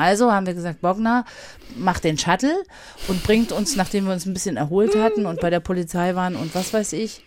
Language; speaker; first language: German; native; German